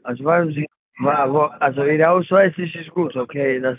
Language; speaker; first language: German; non-native, learner; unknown